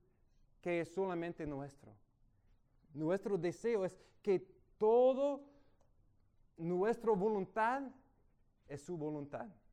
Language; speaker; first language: Spanish; non-native, fluent; English